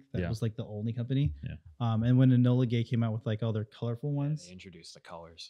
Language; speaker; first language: English; native; English